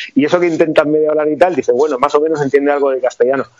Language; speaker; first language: Spanish; native; Spanish